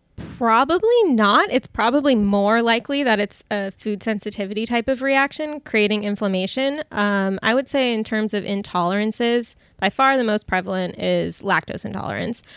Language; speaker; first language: English; native; English